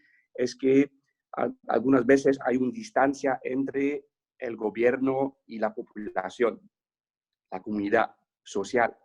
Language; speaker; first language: Spanish; non-native, fluent; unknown